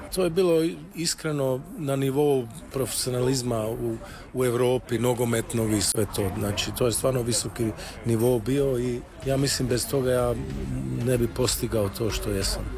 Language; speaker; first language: Croatian; early bilingual, heritage; Croatian